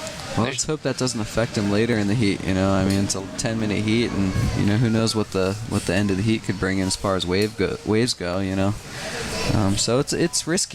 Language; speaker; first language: English; native; English